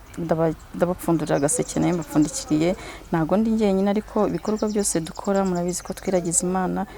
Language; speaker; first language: Kinyarwanda; native; Kinyarwanda